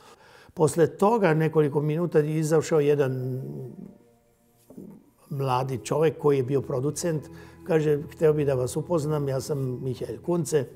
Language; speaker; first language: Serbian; non-native, local second language; Hungarian